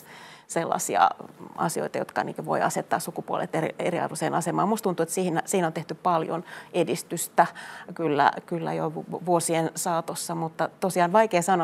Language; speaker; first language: Finnish; native; Finnish